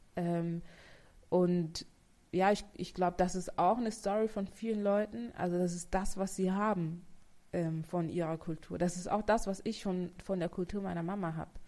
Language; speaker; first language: German; native; German